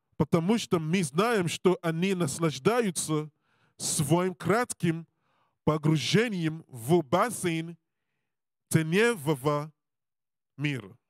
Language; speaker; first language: Russian; non-native, learner; Serbian